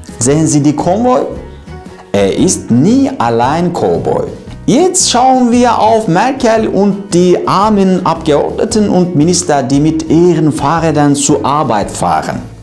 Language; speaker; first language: German; non-native, learner; Turkish